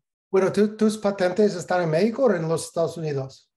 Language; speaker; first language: Spanish; non-native, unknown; English